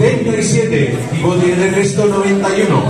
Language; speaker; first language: Spanish; native; Spanish